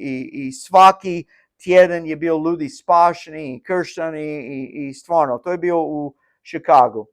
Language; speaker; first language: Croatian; non-native, learner; English